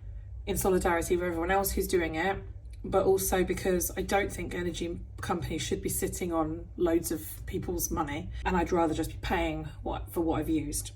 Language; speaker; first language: English; native; English